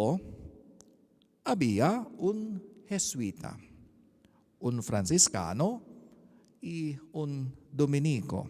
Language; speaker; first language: Spanish; non-native, learner; Filipino